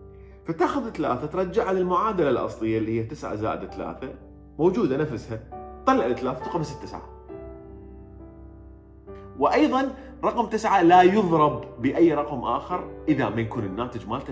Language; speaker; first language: Arabic; native; Arabic